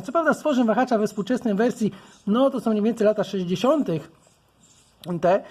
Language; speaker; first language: Polish; native; Polish